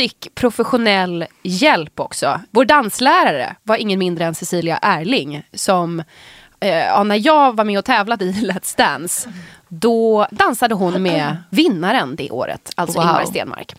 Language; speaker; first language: Swedish; native; Swedish